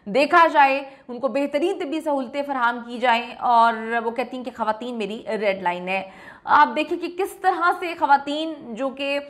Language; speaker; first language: Urdu; native; Urdu